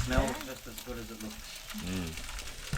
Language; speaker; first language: English; native; English